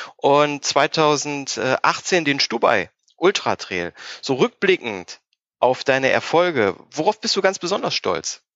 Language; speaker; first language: German; native; German